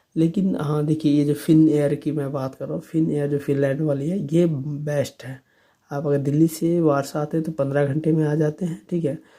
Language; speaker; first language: Hindi; native; Hindi